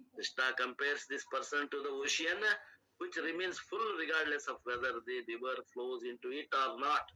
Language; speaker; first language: English; non-native, local second language; Kannada